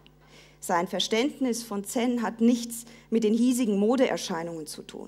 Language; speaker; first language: German; native; German